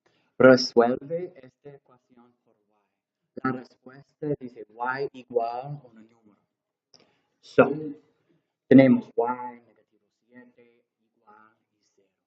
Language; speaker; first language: Spanish; non-native, learner; English